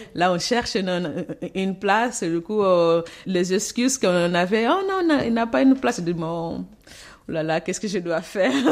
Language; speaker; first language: French; non-native, fluent; Portuguese